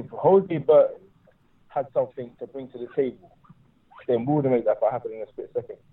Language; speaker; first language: English; native; English